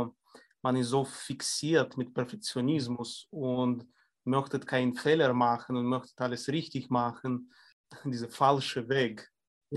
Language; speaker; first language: German; non-native, fluent; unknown